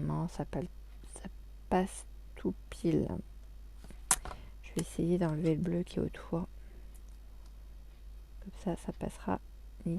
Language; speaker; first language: French; native; French